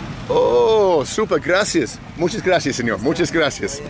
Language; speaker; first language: Spanish; non-native, learner; English